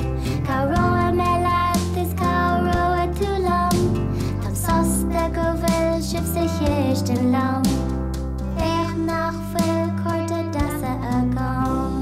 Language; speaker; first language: Irish; native; Irish